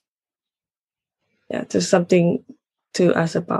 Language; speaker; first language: English; non-native, local second language; Cantonese